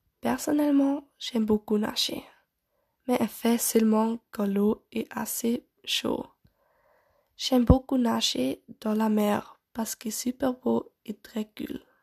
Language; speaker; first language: French; non-native, learner; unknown